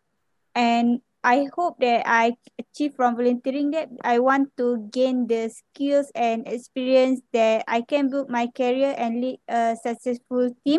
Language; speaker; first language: English; non-native, local second language; Malay